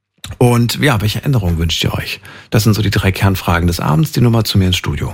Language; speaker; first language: German; native; German